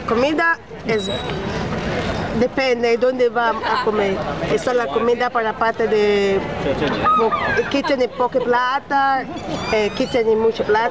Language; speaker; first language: Spanish; non-native, learner; Italian